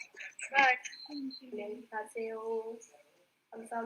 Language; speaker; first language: Korean; non-native, fluent; Hindi